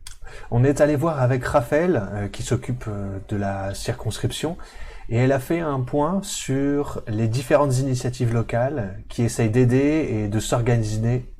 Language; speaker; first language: French; native; French